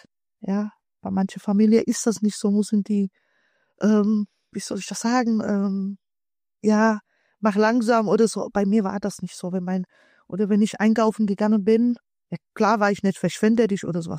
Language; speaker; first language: German; early bilingual, other home language; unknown